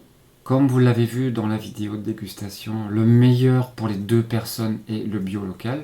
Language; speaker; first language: French; native; French